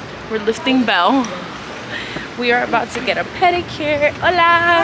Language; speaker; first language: English; early bilingual, other home language; Spanish